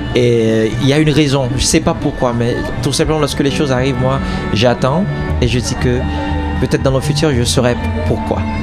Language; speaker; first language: French; non-native, local second language; Haitian Creole